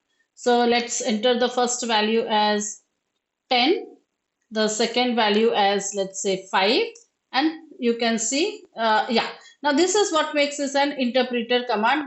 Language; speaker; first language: English; non-native, local second language; Hindi